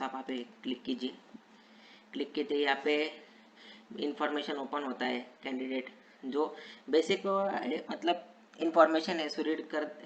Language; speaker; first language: Hindi; non-native, local second language; Marathi